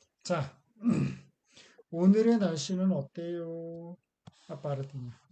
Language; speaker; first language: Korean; native; Korean